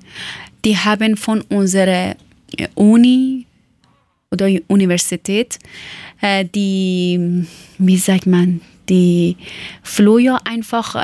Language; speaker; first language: German; non-native, learner; Persian